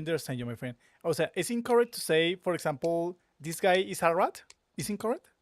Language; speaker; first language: English; non-native, learner; Spanish